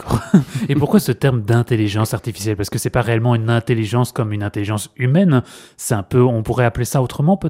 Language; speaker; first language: French; native; French